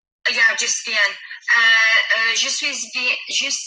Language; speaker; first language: French; non-native, learner; English